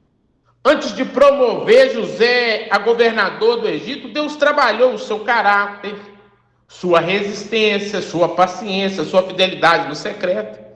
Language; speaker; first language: Portuguese; native; Portuguese